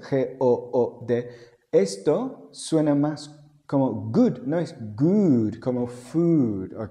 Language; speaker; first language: Spanish; non-native, fluent; English